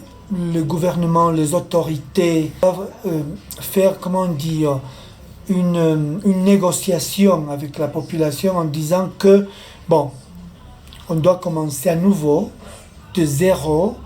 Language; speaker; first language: French; non-native, fluent; Spanish